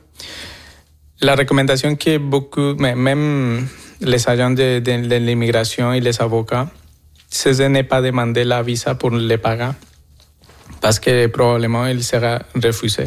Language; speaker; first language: French; non-native, fluent; Spanish